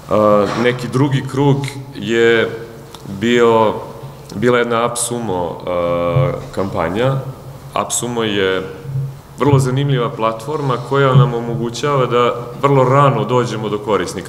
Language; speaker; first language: Serbian; native; Serbian